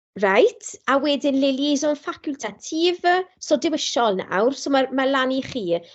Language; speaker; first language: Welsh; non-native, local second language; English